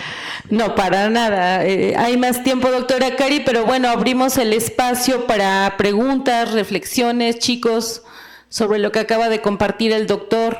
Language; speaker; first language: Spanish; native; Spanish